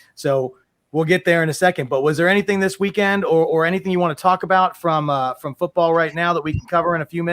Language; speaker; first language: English; native; English